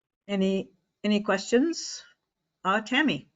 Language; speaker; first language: English; native; English